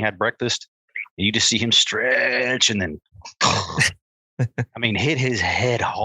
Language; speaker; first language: English; native; English